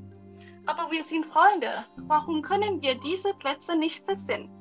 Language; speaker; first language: German; non-native, learner; Thai